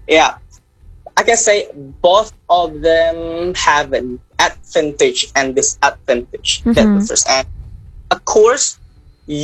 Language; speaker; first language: English; non-native, fluent; Indonesian